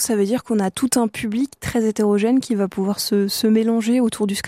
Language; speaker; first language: French; native; French